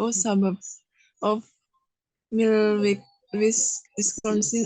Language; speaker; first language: English; non-native, learner; Indonesian